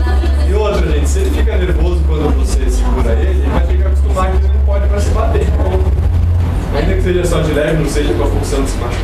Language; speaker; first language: Portuguese; native; Portuguese